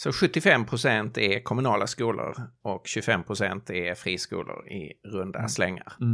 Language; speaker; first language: Swedish; native; Swedish